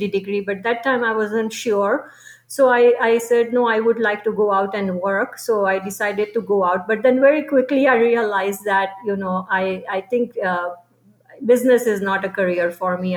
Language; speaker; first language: English; non-native, local second language; Gujarati